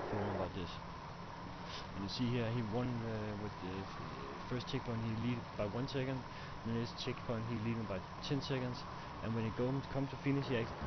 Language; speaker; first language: English; non-native, fluent; Danish